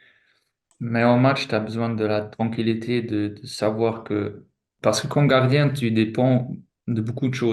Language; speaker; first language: French; non-native, fluent; German